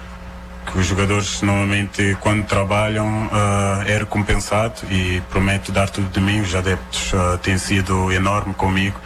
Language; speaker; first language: Portuguese; non-native, local second language; Kabuverdianu